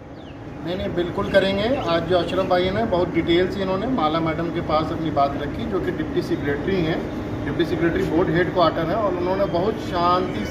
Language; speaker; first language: Hindi; native; Hindi